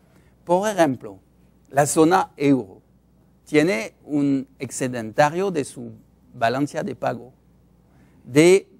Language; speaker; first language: Spanish; non-native, fluent; French